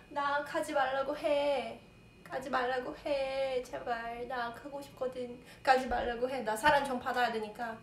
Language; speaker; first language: Korean; non-native, learner; Portuguese